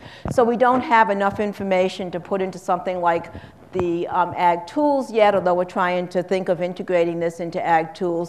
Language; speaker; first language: English; native; English